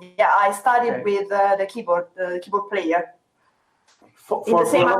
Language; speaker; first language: English; non-native, fluent; Italian